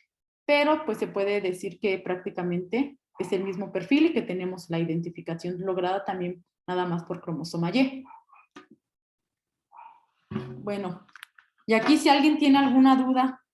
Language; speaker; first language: Spanish; native; Spanish